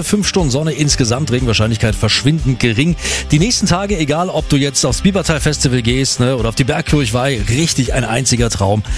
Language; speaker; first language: German; native; German